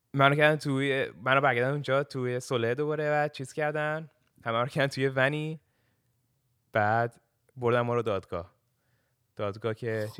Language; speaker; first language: Persian; early bilingual, heritage; Persian